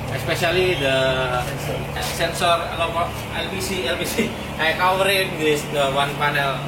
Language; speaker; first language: English; non-native, learner; Indonesian